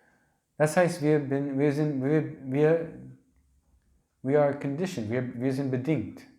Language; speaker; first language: German; non-native, learner; English